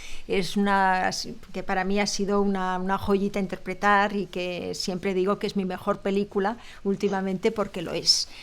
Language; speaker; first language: Spanish; native; Spanish